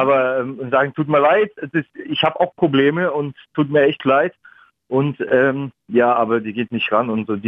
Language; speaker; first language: German; early bilingual, other home language; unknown